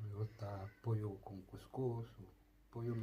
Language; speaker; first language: Spanish; non-native, learner; Arabic